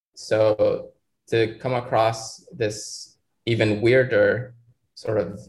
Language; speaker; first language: English; non-native, fluent; Arabic